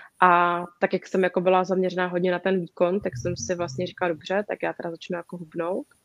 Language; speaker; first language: Czech; native; Czech